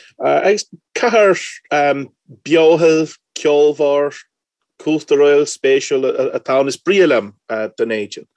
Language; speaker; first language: Irish; non-native, fluent; English